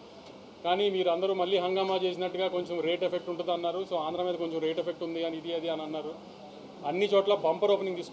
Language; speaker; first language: Telugu; native; Telugu